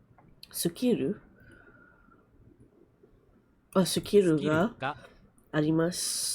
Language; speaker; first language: Japanese; non-native, learner; English